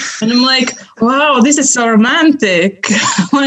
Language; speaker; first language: English; non-native, fluent; Latvian